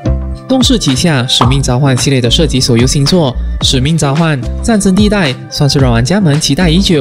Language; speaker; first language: Chinese; native; Chinese